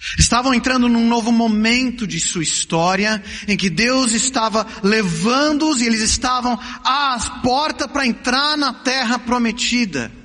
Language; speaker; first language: Portuguese; early bilingual, other home language; English